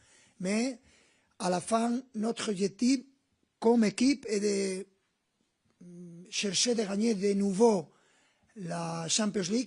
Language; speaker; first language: French; non-native, learner; Spanish